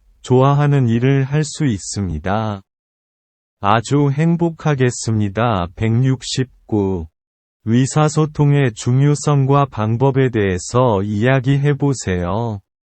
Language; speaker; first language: Korean; non-native, learner; Vietnamese